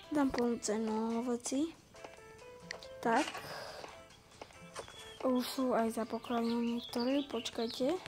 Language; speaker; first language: Slovak; native; Slovak